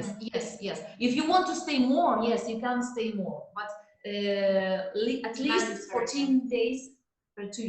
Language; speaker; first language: English; non-native, learner; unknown